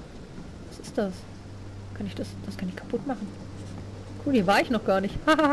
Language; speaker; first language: German; native; German